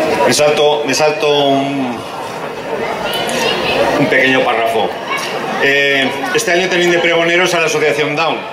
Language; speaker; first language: Spanish; native; Spanish